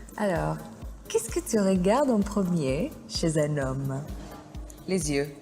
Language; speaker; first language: French; non-native, fluent; Indonesian